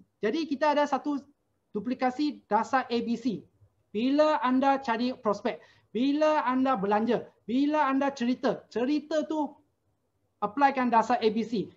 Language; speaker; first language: Malay; non-native, local second language; Chinese